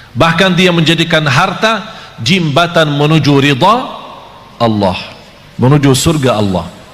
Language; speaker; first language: Malay; non-native, fluent; Arabic